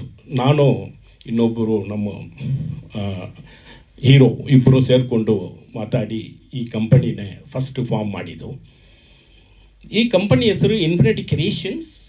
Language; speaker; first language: Kannada; non-native, learner; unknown